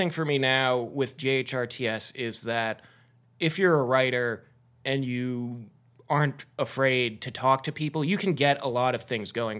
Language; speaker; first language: English; native; English